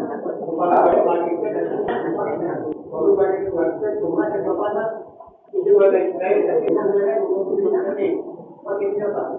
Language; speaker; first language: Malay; non-native, local second language; Sundanese